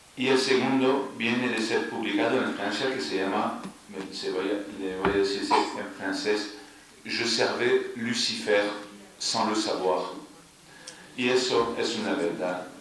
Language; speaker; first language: Spanish; early bilingual, heritage; French